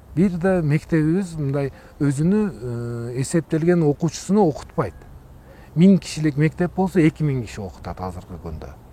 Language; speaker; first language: Kyrgyz; non-native, local second language; Uzbek